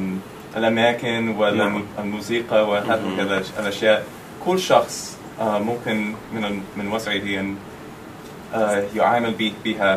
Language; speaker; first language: Arabic; non-native, fluent; English